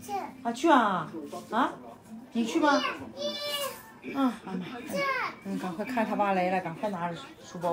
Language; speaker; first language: Chinese; native; Chinese